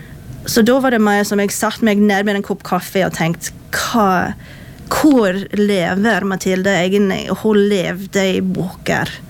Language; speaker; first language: Norwegian; non-native, fluent; English